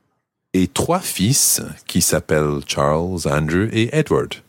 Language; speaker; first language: French; non-native, fluent; English